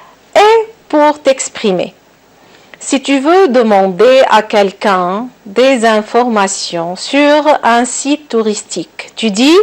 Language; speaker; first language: French; non-native, local second language; Arabic